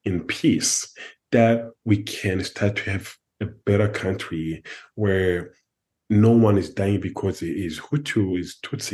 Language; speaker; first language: English; non-native, fluent; French